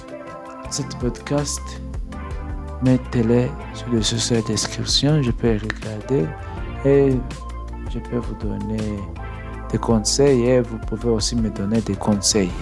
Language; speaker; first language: French; non-native, learner; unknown